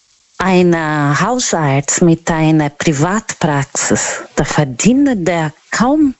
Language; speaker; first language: German; non-native, learner; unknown